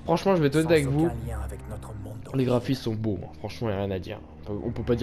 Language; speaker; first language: French; native; French